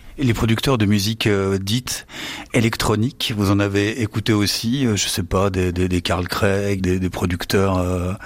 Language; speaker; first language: French; native; French